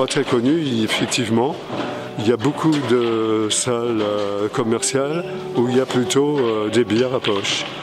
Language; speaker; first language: French; native; French